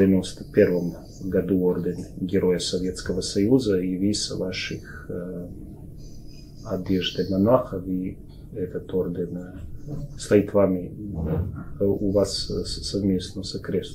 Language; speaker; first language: Russian; non-native, learner; Serbian